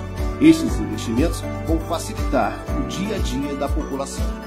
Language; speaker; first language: Portuguese; native; Portuguese